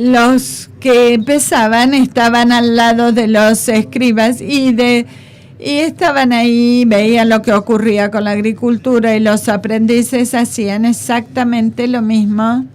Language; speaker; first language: Spanish; non-native, fluent; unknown